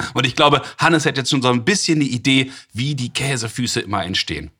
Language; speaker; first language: German; native; German